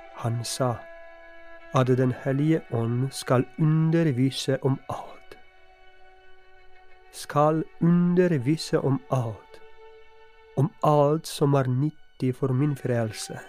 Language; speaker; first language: Norwegian; non-native, fluent; Polish